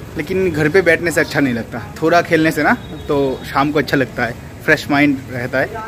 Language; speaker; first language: Hindi; non-native, local second language; Bangla